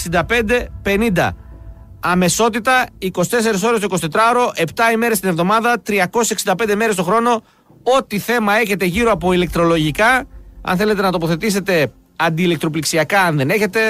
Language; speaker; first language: Greek; native; Greek